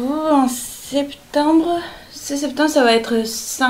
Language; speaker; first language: French; non-native, fluent; Spanish